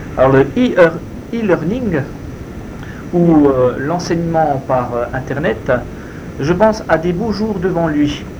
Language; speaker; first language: French; non-native, fluent; Spanish